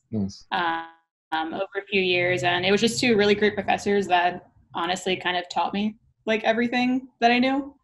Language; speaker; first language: English; native; English